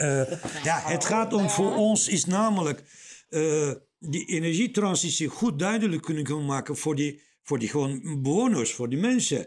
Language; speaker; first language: Dutch; non-native, learner; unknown